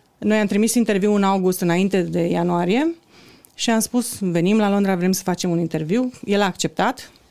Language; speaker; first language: Romanian; native; Romanian